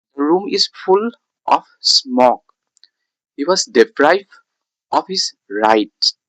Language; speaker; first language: English; non-native, local second language; Assamese